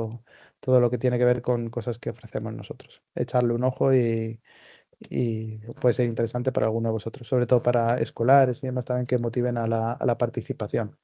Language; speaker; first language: Spanish; native; Spanish